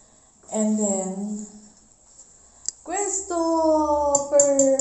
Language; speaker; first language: Italian; non-native, learner; Mizo